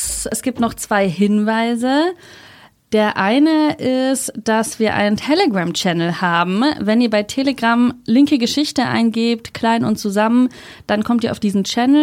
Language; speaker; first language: German; native; German